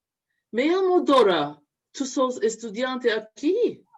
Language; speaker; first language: Spanish; non-native, learner; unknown